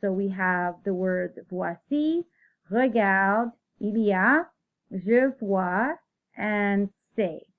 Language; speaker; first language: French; non-native, fluent; English